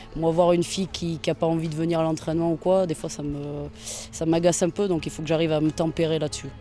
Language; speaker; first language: French; native; French